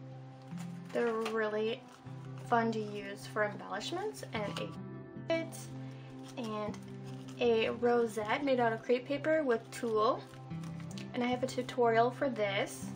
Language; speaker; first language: English; native; English